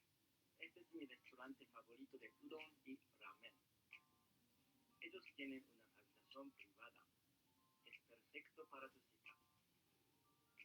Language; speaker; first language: Spanish; non-native, learner; Japanese